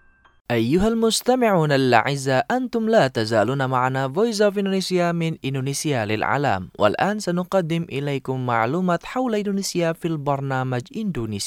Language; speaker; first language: Arabic; non-native, fluent; Indonesian